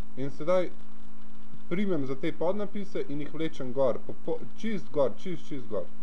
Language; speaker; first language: Slovenian; early bilingual, other home language; Bosnian